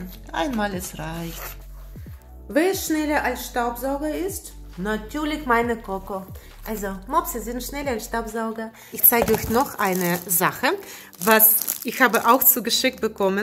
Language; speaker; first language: German; non-native, learner; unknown